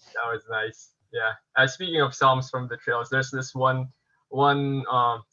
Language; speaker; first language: English; non-native, local second language; Filipino